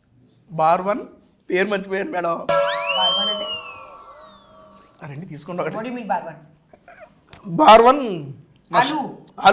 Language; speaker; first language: Telugu; native; Telugu